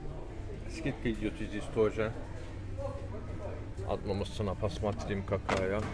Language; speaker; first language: Russian; non-native, learner; Turkish